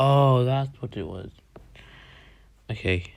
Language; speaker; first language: English; native; English